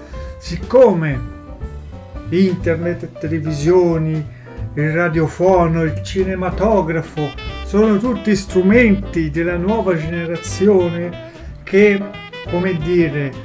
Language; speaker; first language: Italian; native; Italian